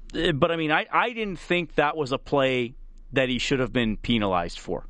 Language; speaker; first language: English; native; English